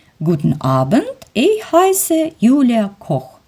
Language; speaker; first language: German; non-native, fluent; Ukrainian